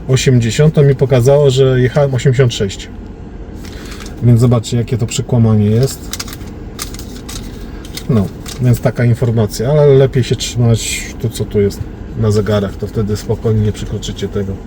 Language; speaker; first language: Polish; native; Polish